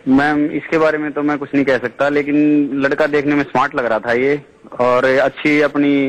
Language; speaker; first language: Hindi; native; Hindi